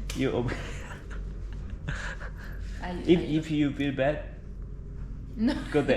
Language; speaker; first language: English; non-native, learner; Korean